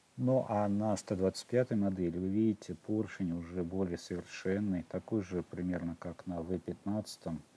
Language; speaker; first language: Russian; native; Russian